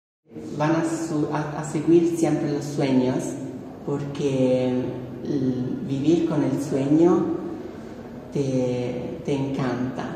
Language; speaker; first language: Spanish; non-native, fluent; Italian